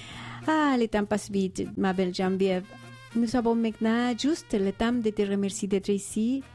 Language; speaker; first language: French; non-native, fluent; Spanish